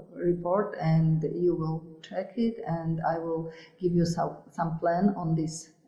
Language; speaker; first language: English; non-native, fluent; Slovak